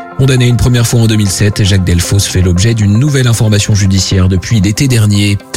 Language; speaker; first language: French; native; French